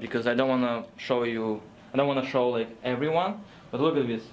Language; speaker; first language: English; non-native, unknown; Russian